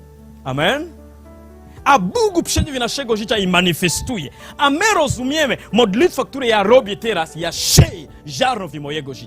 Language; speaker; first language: Polish; non-native, learner; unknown